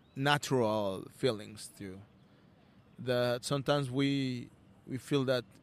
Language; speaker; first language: English; non-native, learner; Spanish